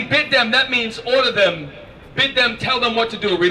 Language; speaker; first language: English; native; English